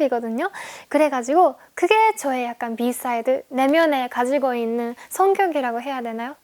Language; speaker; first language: Korean; non-native, fluent; Japanese